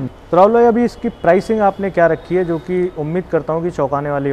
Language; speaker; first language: Hindi; native; Hindi